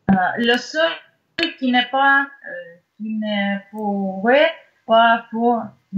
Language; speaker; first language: French; non-native, learner; Russian